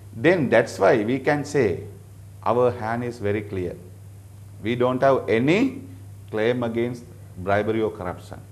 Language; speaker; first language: English; non-native, local second language; Sinhala